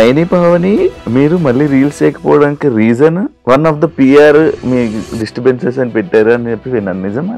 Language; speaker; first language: Telugu; native; Telugu